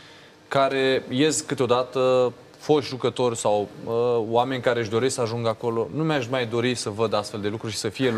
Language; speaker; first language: Romanian; native; Romanian